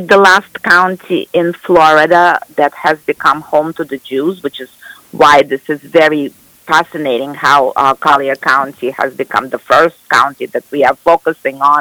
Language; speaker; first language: English; non-native, fluent; Russian